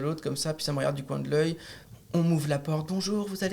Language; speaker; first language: French; native; French